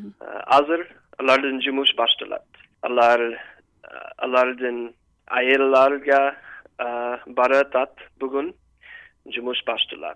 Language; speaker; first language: Kyrgyz; non-native, learner; English